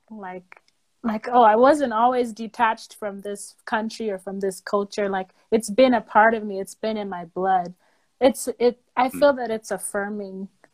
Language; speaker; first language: English; native; English